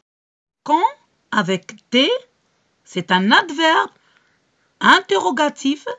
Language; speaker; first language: French; non-native, local second language; Arabic